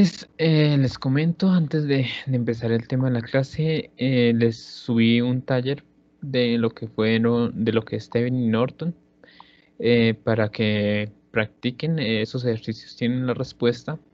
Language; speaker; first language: Spanish; native; Spanish